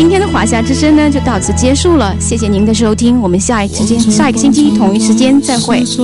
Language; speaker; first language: Chinese; native; Chinese